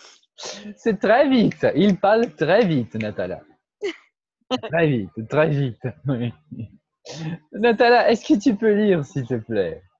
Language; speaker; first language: French; non-native, fluent; Portuguese